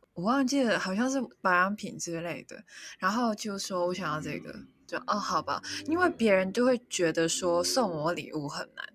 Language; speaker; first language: Chinese; non-native, local second language; Cantonese